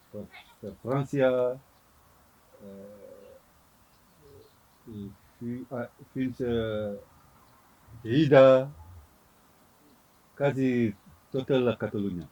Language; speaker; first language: Catalan; non-native, learner; Fula